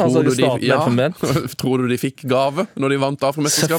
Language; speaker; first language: Norwegian; native; Norwegian